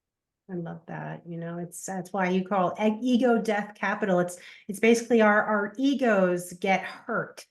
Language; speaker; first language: English; native; English